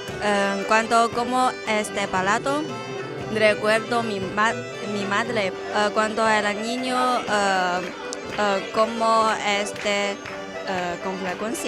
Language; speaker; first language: Spanish; non-native, learner; Chinese